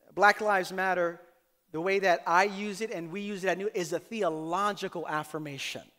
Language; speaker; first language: English; native; English